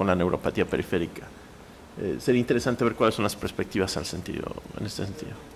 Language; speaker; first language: Spanish; native; Spanish